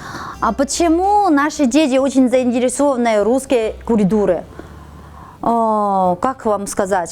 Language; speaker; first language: Russian; non-native, fluent; Chinese